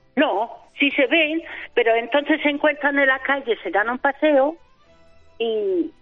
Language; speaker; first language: Spanish; non-native, fluent; German